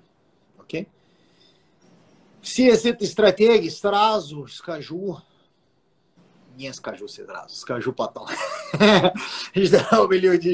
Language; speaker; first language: Russian; non-native, fluent; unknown